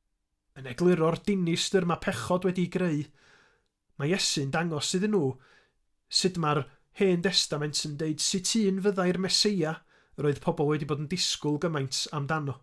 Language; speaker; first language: Welsh; native; Welsh